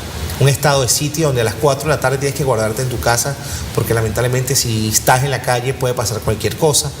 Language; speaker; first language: Spanish; native; Spanish